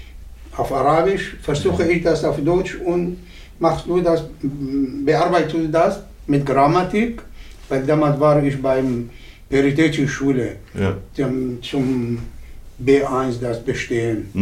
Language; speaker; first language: German; non-native, learner; Arabic